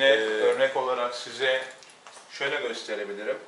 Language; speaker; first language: Turkish; native; Turkish